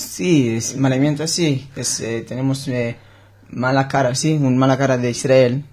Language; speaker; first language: Spanish; non-native, learner; Hebrew